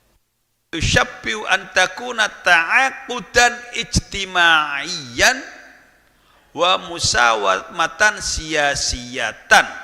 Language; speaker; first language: Arabic; non-native, fluent; Javanese